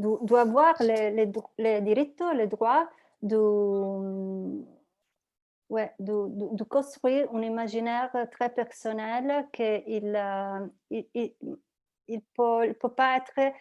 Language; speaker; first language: French; non-native, learner; Italian